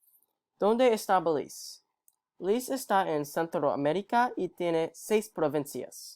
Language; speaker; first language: Spanish; non-native, learner; English